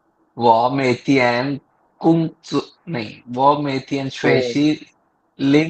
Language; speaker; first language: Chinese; non-native, learner; Hindi